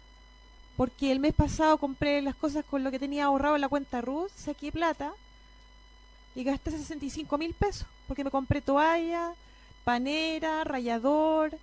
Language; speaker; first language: Spanish; native; Spanish